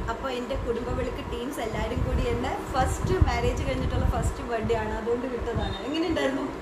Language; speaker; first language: Malayalam; early bilingual, heritage; Malayalam